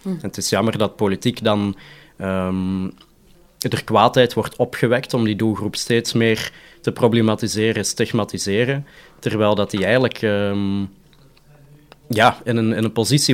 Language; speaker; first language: Dutch; native; Dutch